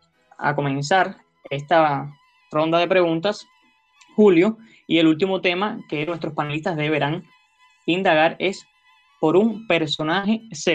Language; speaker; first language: Spanish; native; Spanish